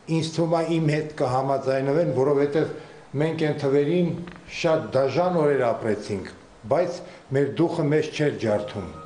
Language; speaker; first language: Armenian; non-native, fluent; Ukrainian